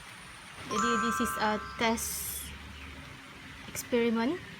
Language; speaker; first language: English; non-native, learner; Malay